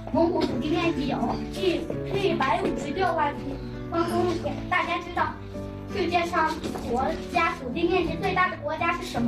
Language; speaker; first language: Chinese; early bilingual, other home language; Mongolian